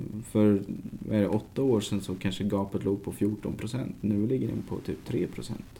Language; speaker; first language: Swedish; native; Swedish